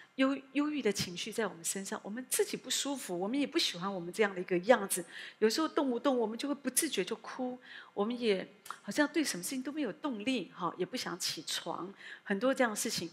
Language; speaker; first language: Chinese; native; Chinese